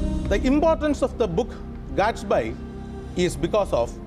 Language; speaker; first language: English; non-native, local second language; Malayalam